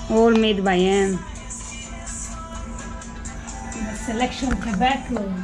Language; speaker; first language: English; non-native, learner; Italian